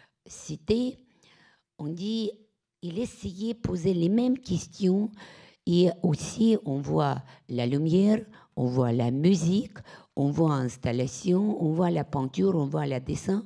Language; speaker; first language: French; non-native, fluent; Russian